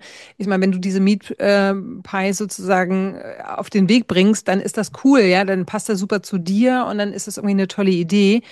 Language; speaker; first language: German; native; German